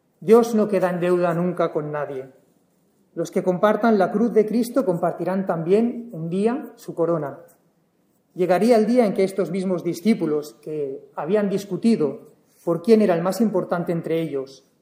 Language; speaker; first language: Spanish; native; Spanish